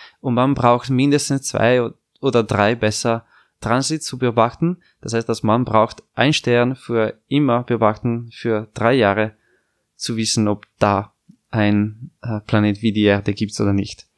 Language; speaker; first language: German; non-native, fluent; Italian